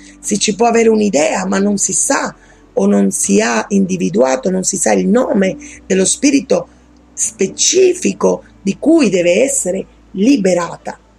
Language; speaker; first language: Italian; non-native, fluent; Spanish